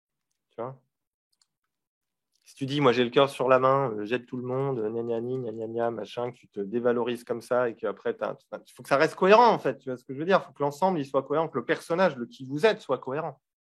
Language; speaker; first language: French; native; French